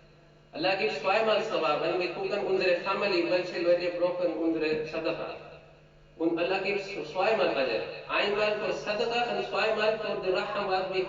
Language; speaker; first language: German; non-native, learner; Urdu